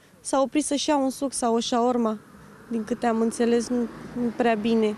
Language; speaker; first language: Romanian; native; Romanian